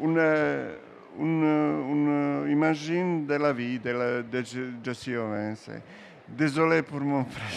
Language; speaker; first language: French; non-native, learner; Serbian